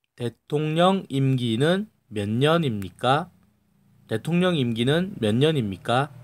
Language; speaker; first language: Korean; native; Korean